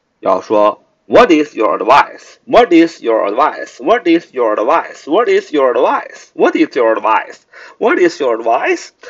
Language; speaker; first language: English; non-native, fluent; Chinese